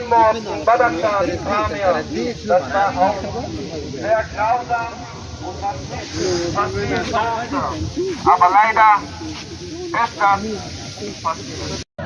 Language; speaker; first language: German; non-native, learner; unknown